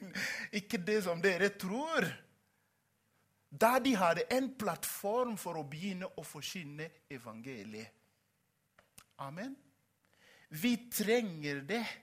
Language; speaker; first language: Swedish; non-native, fluent; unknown